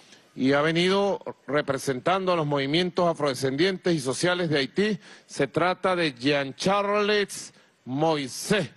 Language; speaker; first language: Spanish; native; Spanish